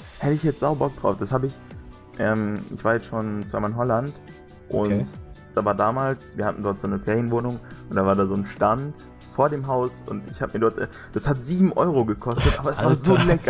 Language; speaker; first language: German; native; German